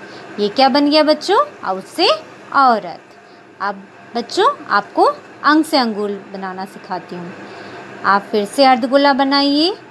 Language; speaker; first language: Hindi; native; Hindi